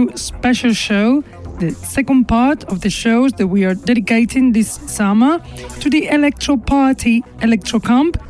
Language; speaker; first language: English; non-native, fluent; Spanish